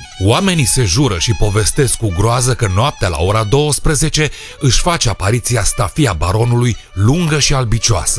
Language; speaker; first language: Romanian; native; Romanian